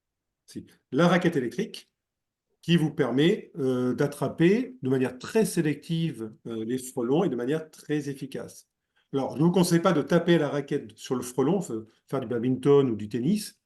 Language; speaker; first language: French; native; French